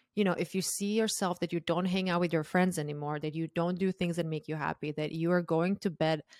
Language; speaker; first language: English; non-native, fluent; Croatian